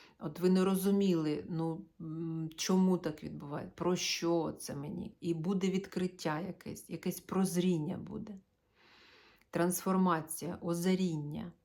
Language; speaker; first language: Ukrainian; non-native, local second language; Russian